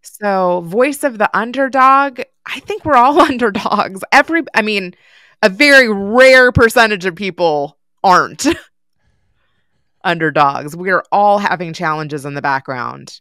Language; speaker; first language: English; native; English